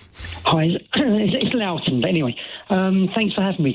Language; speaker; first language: English; native; English